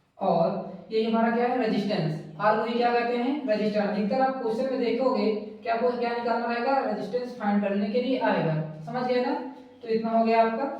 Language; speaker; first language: Hindi; native; Hindi